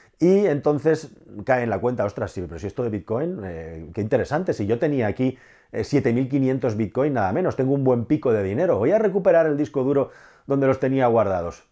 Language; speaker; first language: Spanish; native; Spanish